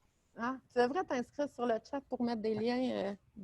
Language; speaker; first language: French; native; French